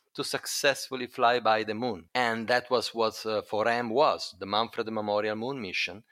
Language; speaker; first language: English; non-native, fluent; Italian